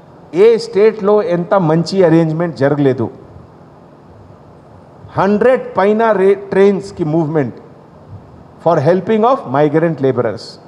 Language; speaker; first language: Telugu; non-native, fluent; Hindi